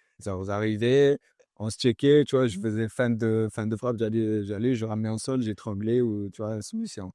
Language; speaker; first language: French; early bilingual, other home language; Chechen